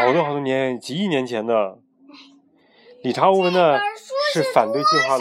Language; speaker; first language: Chinese; native; Chinese